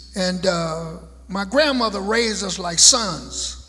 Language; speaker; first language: English; native; English